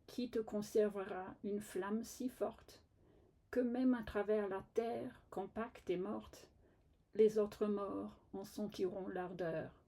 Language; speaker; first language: French; non-native, fluent; English